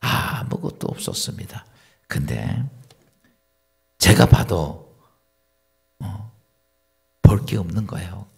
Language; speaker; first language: Korean; native; Korean